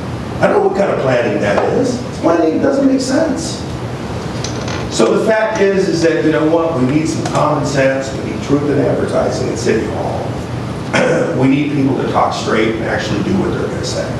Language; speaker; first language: English; native; English